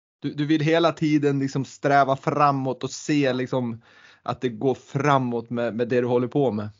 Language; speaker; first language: Swedish; native; Swedish